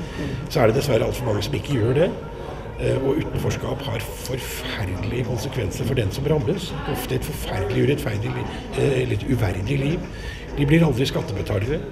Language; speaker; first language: Norwegian; native; Norwegian